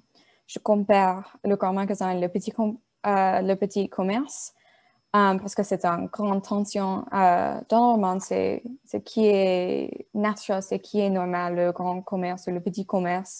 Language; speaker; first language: French; non-native, learner; English